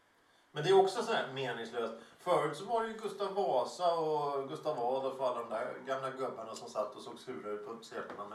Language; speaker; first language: Swedish; native; Swedish